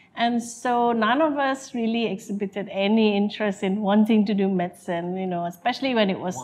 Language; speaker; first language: English; non-native, local second language; Malay